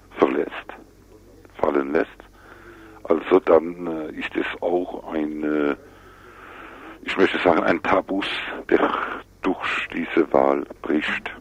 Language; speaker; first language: German; non-native, local second language; French